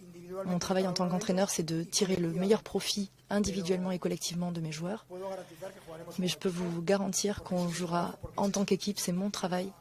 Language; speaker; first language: French; native; French